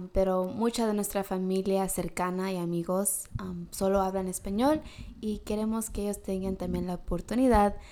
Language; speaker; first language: Spanish; early bilingual, heritage; Spanish